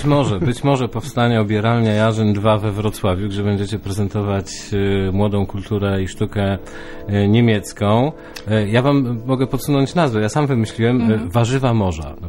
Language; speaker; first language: Polish; native; Polish